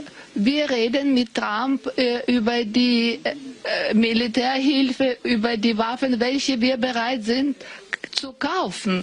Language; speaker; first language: German; non-native, fluent; Ukrainian